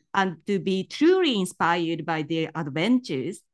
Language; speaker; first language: English; non-native, fluent; Japanese